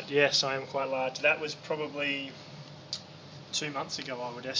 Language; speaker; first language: English; native; English